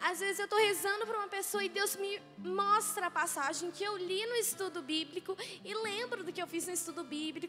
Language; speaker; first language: Portuguese; native; Portuguese